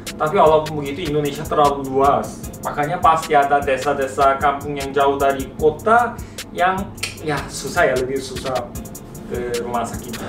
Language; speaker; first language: Indonesian; non-native, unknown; Korean